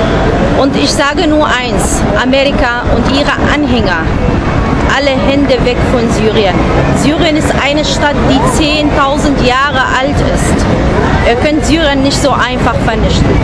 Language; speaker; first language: German; non-native, fluent; Arabic